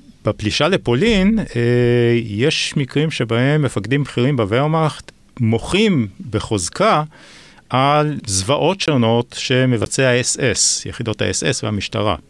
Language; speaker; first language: Hebrew; native; Hebrew